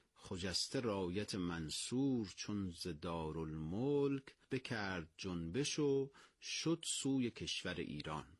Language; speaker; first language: Persian; native; Persian